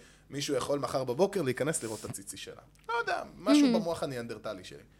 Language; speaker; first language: Hebrew; native; Hebrew